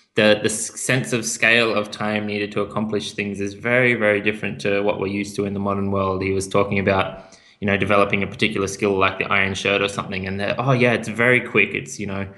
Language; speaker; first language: English; native; English